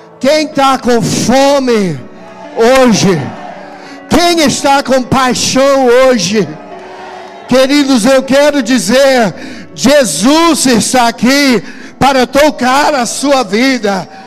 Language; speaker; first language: Portuguese; non-native, fluent; English